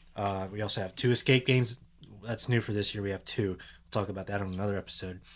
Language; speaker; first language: English; native; English